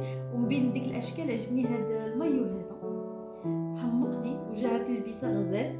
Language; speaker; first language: Arabic; native; Arabic